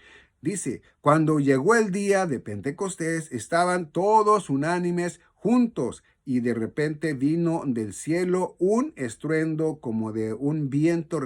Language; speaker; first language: Spanish; native; Spanish